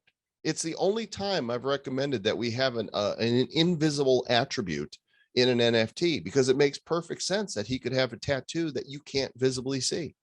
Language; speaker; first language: English; native; English